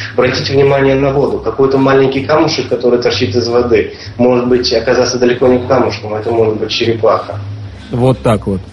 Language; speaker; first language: Russian; native; Russian